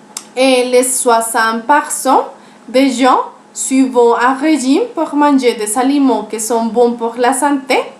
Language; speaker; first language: French; non-native, learner; Spanish